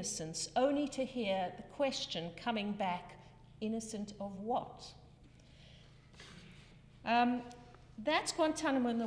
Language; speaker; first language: English; native; English